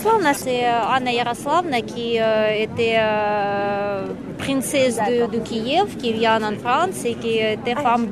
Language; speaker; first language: French; non-native, learner; Russian